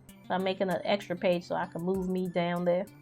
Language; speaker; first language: English; native; English